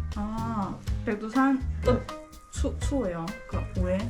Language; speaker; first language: Korean; early bilingual, heritage; Korean